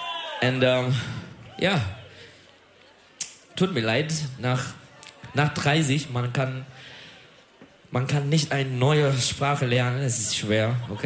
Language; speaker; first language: German; non-native, learner; Turkish